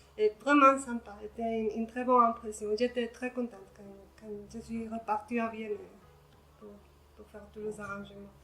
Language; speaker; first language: French; non-native, learner; Spanish